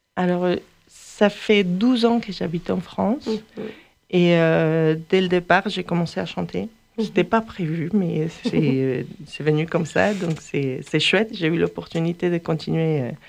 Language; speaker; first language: French; non-native, fluent; Spanish